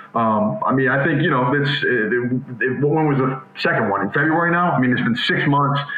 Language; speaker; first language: English; native; English